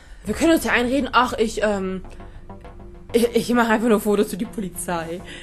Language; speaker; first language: German; native; German